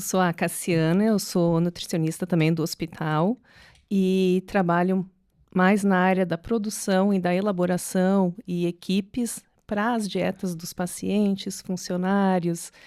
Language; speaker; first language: Portuguese; native; Portuguese